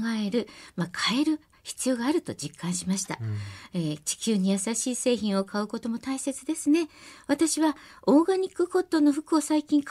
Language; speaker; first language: Japanese; native; Japanese